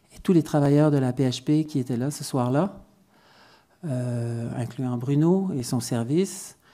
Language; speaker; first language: French; native; French